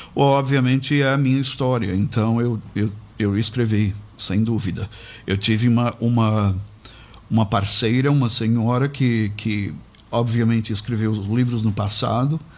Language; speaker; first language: Portuguese; native; Portuguese